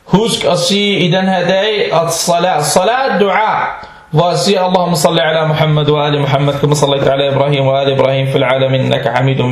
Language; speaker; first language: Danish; non-native, fluent; Arabic